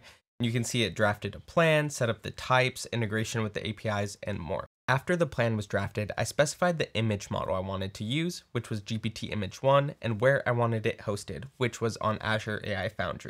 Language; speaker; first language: English; native; English